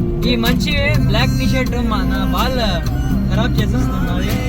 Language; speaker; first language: Telugu; non-native, local second language; Urdu